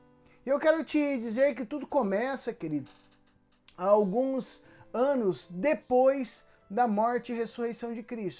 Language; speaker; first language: Portuguese; native; Portuguese